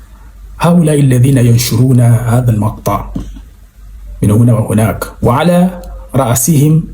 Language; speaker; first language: Arabic; non-native, fluent; Yoruba